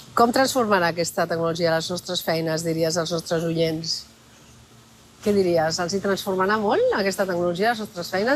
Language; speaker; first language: Catalan; native; Catalan